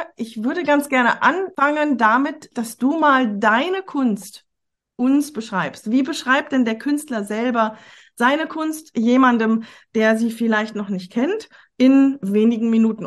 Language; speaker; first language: German; native; German